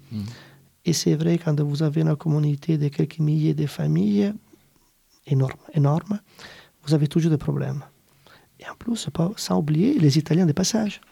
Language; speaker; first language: French; non-native, fluent; Italian